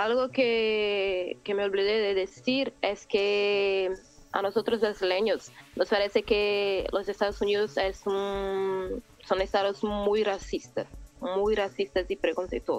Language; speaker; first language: Spanish; non-native, learner; Portuguese